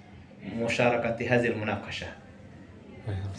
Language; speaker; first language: Arabic; non-native, fluent; Indonesian